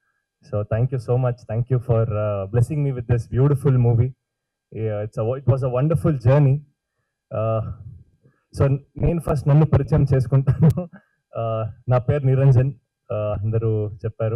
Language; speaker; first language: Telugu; non-native, learner; Kannada